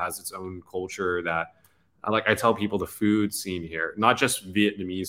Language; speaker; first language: English; native; English